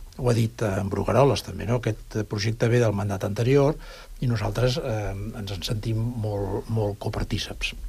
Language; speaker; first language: Catalan; native; Catalan